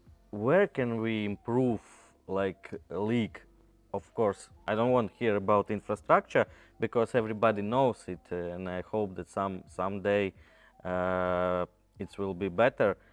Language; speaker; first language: English; non-native, learner; Latvian